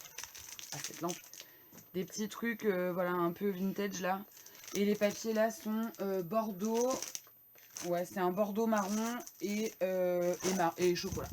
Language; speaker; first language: French; native; French